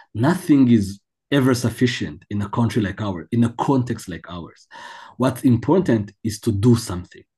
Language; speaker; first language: English; non-native, local second language; Kinyarwanda